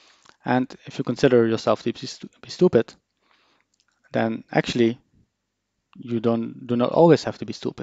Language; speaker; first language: English; non-native, fluent; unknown